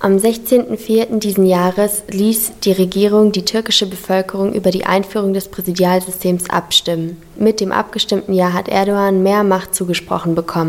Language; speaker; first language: German; native; German